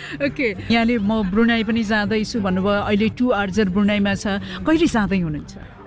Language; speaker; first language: Nepali; native; Nepali